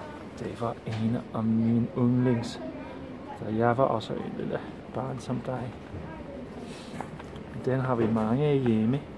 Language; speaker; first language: Danish; non-native, fluent; English